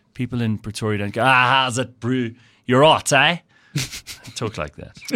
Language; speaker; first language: English; native; English